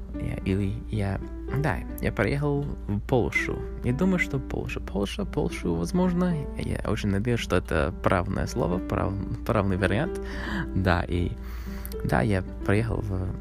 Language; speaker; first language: Russian; non-native, learner; English